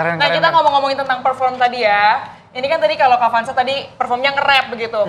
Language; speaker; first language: Indonesian; native; Indonesian